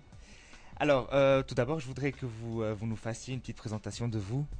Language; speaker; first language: French; native; French